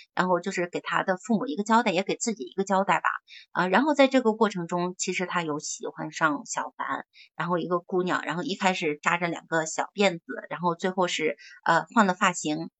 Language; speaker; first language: Chinese; native; Chinese